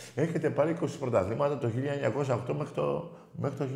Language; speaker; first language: Greek; native; Greek